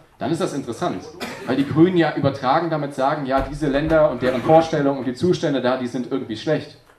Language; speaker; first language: German; native; German